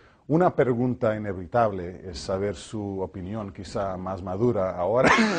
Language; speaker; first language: Spanish; non-native, learner; English